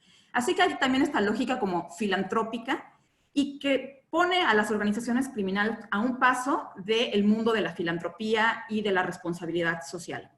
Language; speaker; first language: Spanish; native; Spanish